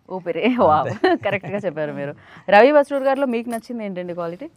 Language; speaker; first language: Telugu; native; Telugu